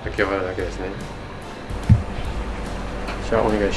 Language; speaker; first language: Japanese; non-native, fluent; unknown